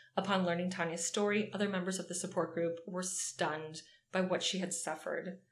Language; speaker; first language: English; native; English